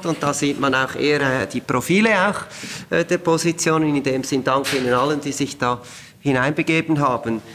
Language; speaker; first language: German; native; German